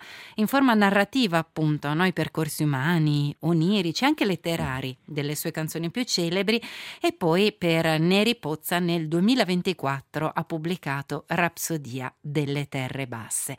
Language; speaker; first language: Italian; native; Italian